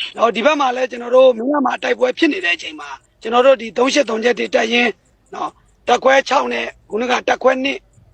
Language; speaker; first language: Burmese; native; Burmese